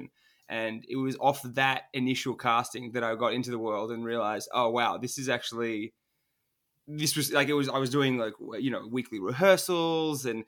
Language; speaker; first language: English; non-native, local second language; Turkish